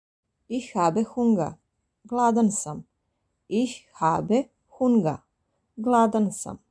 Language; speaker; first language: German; non-native, fluent; Serbian